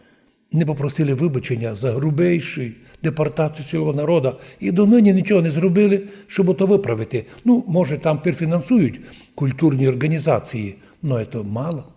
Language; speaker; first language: Ukrainian; non-native, local second language; Rusyn